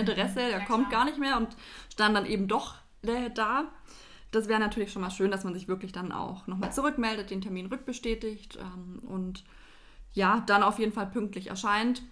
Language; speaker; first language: German; native; German